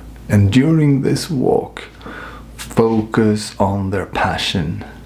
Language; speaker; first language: English; non-native, fluent; Swedish